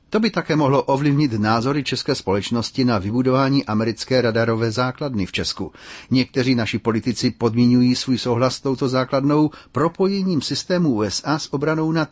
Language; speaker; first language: Czech; native; Czech